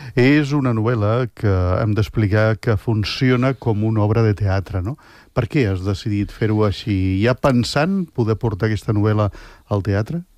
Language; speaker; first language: Catalan; native; Catalan